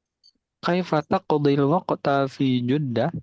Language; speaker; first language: Arabic; non-native, fluent; Indonesian